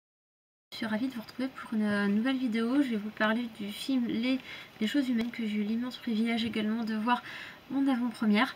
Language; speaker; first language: French; native; French